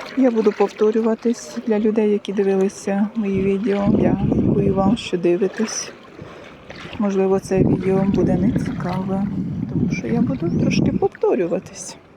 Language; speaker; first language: Ukrainian; native; Ukrainian